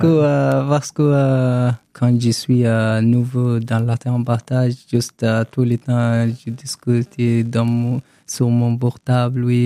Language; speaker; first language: French; non-native, learner; Arabic